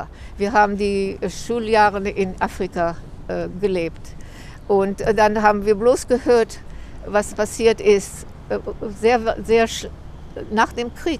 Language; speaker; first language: German; early bilingual, heritage; German